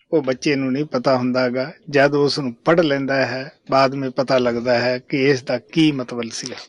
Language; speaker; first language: Hindi; non-native, local second language; Punjabi